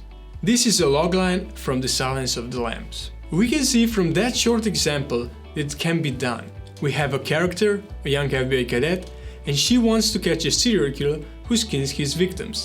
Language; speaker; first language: English; non-native, fluent; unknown